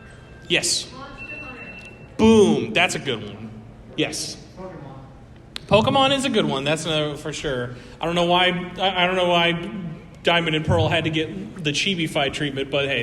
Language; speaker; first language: English; native; English